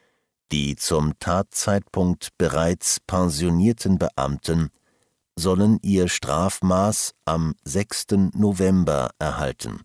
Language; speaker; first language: German; native; German